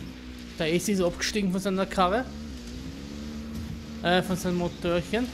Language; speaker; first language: German; native; German